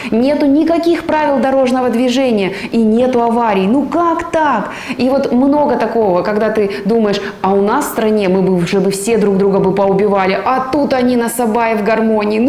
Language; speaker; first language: Russian; native; Russian